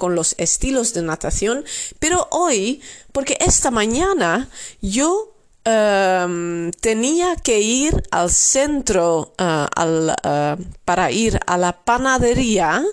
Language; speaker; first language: Spanish; non-native, fluent; Dutch